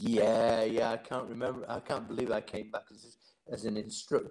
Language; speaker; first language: English; native; English